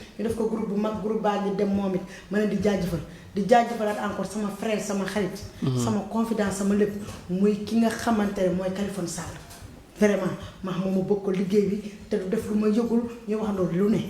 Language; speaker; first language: Wolof; non-native, local second language; Fula